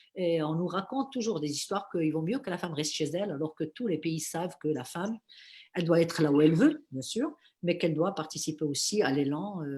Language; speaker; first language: French; non-native, local second language; Arabic